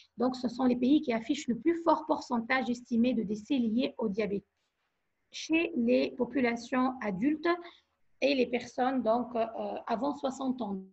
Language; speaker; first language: French; non-native, local second language; Arabic